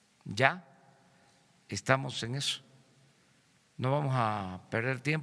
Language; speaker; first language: Spanish; native; Spanish